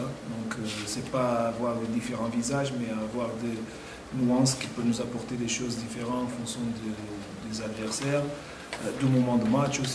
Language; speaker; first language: French; non-native, fluent; Portuguese